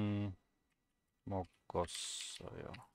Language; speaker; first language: Korean; non-native, learner; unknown